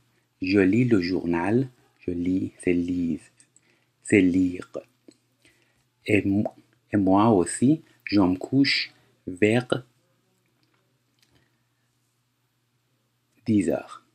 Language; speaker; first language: French; non-native, fluent; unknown